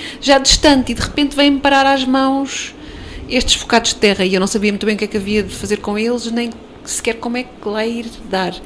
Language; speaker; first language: Portuguese; native; Portuguese